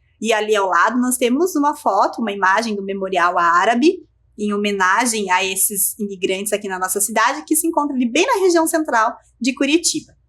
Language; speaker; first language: Portuguese; native; Portuguese